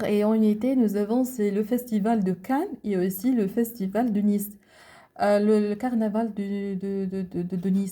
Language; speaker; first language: French; non-native, learner; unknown